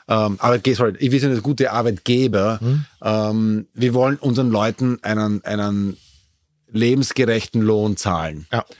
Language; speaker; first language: German; native; German